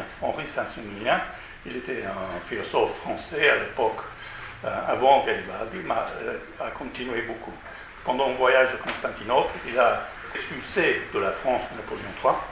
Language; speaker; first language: French; non-native, fluent; Italian